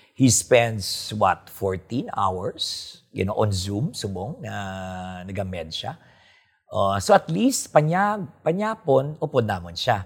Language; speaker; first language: English; non-native, local second language; Hiligaynon